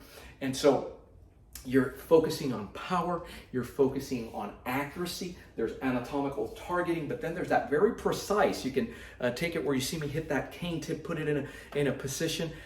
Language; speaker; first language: English; native; English